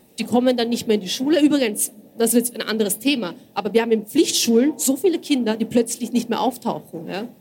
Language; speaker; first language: German; early bilingual, other home language; Bosnian